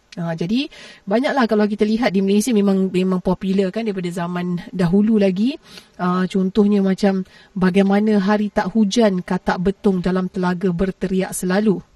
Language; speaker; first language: Malay; native; Malay